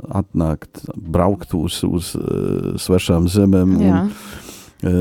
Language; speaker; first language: Latvian; non-native, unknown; Polish